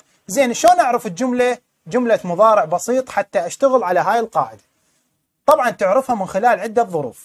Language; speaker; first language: Arabic; native; Arabic